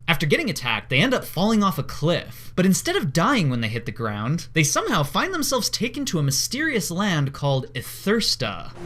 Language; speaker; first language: English; native; English